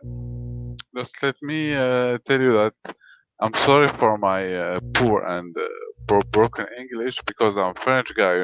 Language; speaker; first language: English; non-native, learner; French